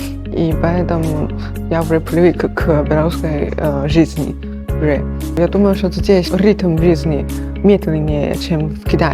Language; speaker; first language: Russian; non-native, fluent; Chinese